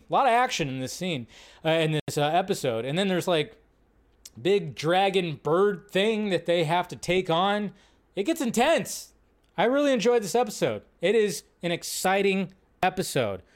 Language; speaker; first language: English; native; English